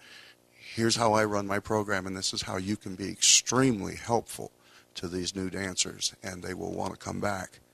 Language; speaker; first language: English; native; English